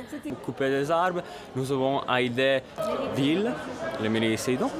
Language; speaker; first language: French; non-native, learner; Italian